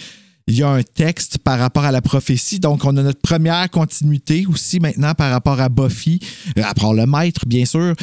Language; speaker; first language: French; native; French